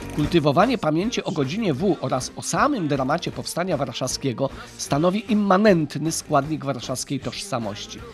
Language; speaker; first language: Polish; native; Polish